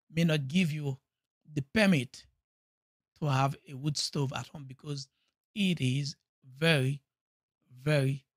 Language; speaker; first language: English; non-native, fluent; Haitian Creole